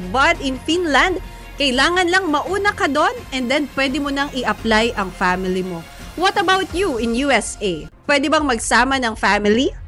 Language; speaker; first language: Filipino; native; Filipino